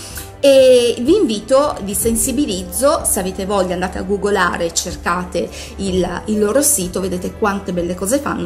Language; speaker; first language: Italian; native; Italian